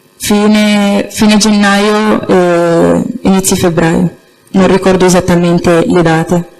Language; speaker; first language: Italian; early bilingual, other home language; Arabic